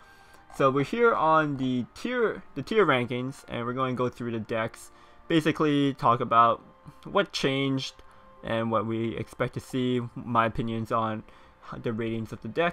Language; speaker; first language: English; native; English